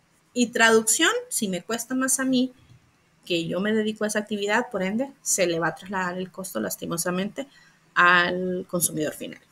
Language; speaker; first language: Spanish; native; Spanish